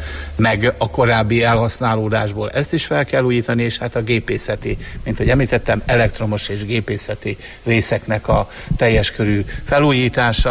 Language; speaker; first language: Hungarian; native; Hungarian